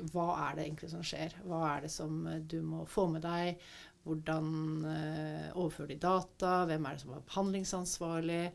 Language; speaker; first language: Norwegian; native; Norwegian